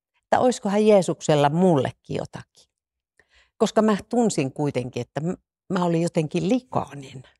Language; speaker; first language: Finnish; native; Finnish